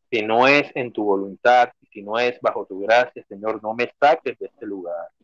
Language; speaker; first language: Spanish; native; Spanish